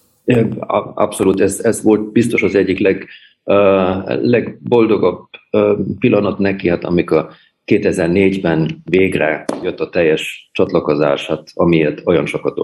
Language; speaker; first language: Hungarian; early bilingual, heritage; German